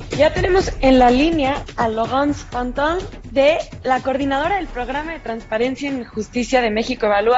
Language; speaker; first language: Spanish; native; Spanish